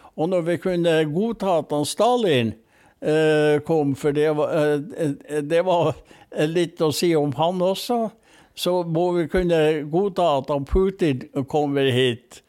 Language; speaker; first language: Norwegian; native; Norwegian